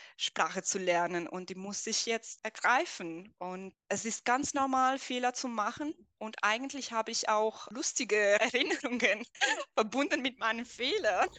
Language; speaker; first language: German; non-native, fluent; Italian